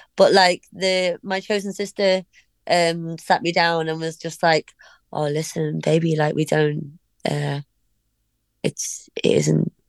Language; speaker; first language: English; native; English